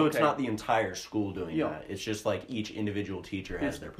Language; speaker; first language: English; native; English